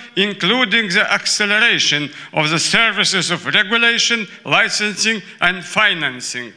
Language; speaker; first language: English; non-native, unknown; Lithuanian